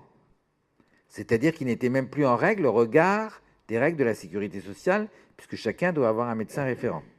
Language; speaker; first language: French; native; French